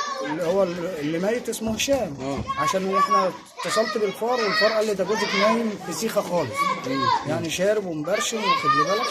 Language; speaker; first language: Arabic; native; Arabic